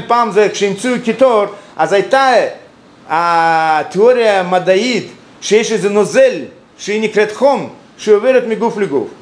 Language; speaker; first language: Hebrew; non-native, fluent; Russian